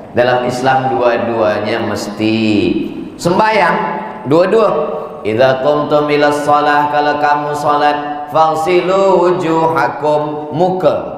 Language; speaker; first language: Malay; native; Malay